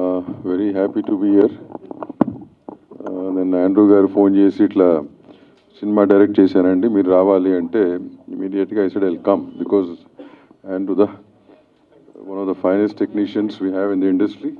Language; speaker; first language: Telugu; native; Telugu